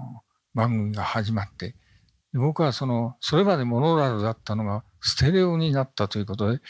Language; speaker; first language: Japanese; native; Japanese